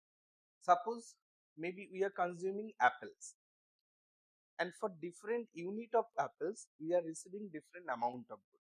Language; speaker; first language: English; non-native, local second language; Bangla